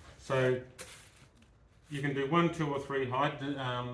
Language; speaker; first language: English; native; English